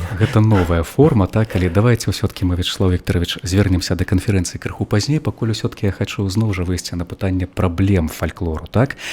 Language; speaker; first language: Belarusian; native; Belarusian